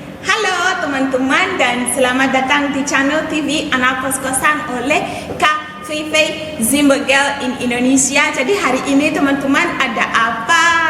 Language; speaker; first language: Indonesian; non-native, fluent; English